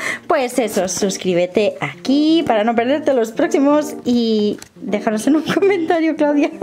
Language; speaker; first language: Spanish; native; Spanish